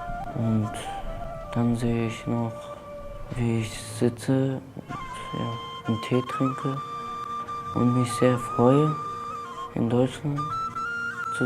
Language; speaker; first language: German; early bilingual, other home language; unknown